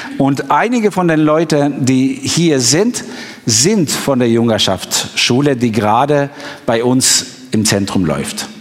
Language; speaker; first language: German; non-native, fluent; Albanian